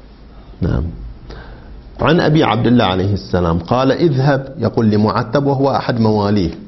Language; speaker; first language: Arabic; native; Arabic